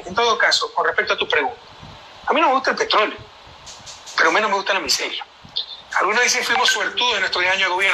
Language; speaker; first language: Spanish; native; Spanish